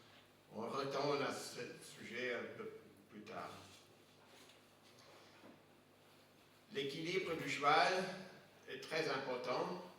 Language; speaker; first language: French; non-native, fluent; English